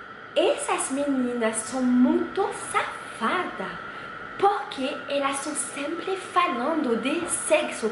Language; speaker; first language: Portuguese; non-native, fluent; French